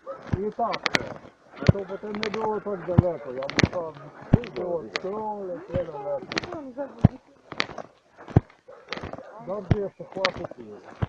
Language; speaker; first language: Polish; non-native, learner; Slovenian